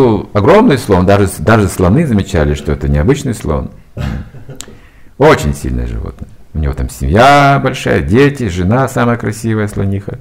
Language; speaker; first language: Russian; native; Russian